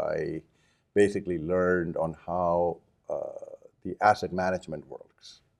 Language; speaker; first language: English; early bilingual, other home language; Japanese